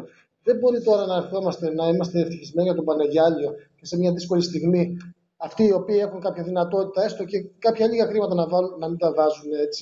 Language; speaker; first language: Greek; native; Greek